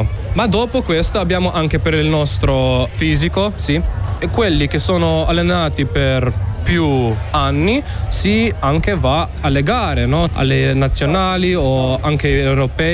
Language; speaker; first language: Italian; non-native, local second language; Slovenian